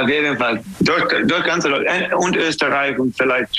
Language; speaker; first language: German; non-native, fluent; English